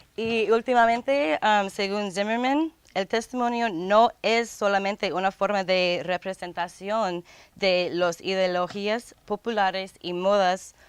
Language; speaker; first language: Spanish; non-native, fluent; English